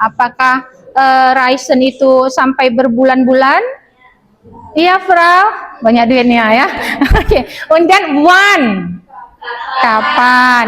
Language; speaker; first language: Indonesian; native; Indonesian